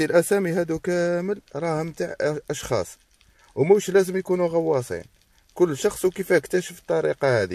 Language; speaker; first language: Arabic; native; Arabic